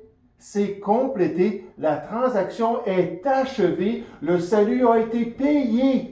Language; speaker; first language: French; native; French